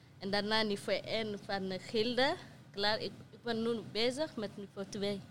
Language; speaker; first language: Dutch; non-native, learner; Tigrinya